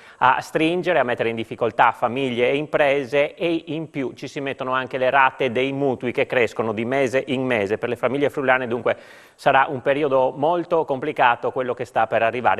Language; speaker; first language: Italian; native; Italian